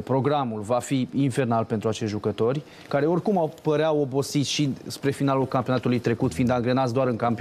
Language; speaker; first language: Romanian; native; Romanian